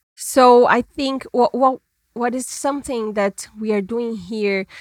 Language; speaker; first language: English; non-native, fluent; Portuguese